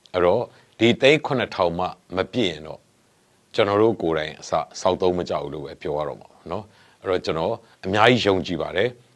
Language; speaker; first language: Burmese; native; Burmese